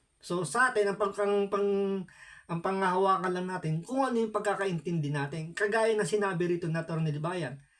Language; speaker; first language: Filipino; native; Filipino